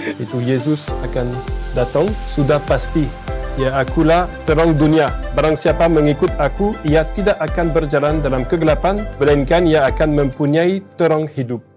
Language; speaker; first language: Indonesian; non-native, fluent; French